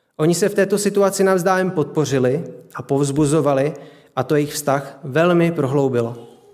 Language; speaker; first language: Czech; native; Czech